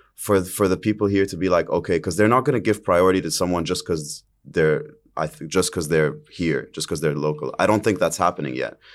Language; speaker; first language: English; early bilingual, other home language; Arabic